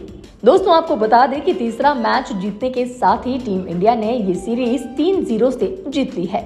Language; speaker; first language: Hindi; native; Hindi